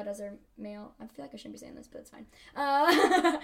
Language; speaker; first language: English; early bilingual, other home language; Spanish